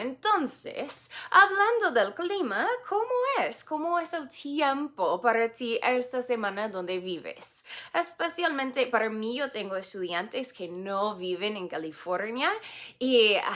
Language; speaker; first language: Spanish; non-native, fluent; English